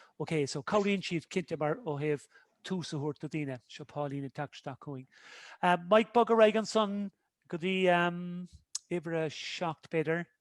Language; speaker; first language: Irish; native; Irish